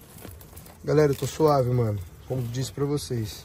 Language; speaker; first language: Portuguese; native; Portuguese